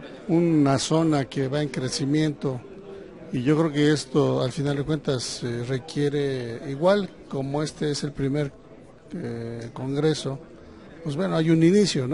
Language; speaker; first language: Spanish; native; Spanish